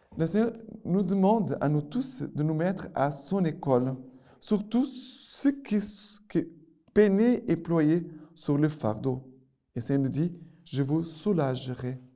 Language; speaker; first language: French; non-native, fluent; Portuguese